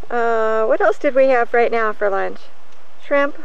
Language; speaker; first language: English; native; English